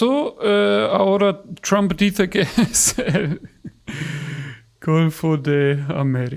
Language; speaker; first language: Spanish; non-native, fluent; German